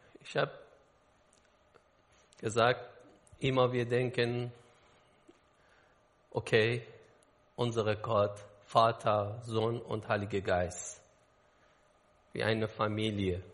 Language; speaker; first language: German; non-native, learner; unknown